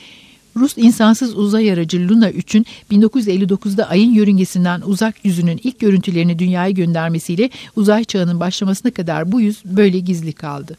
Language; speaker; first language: Turkish; native; Turkish